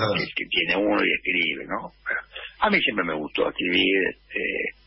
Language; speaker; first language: Spanish; native; Spanish